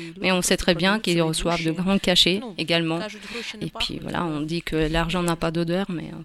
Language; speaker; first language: French; non-native, fluent; Ukrainian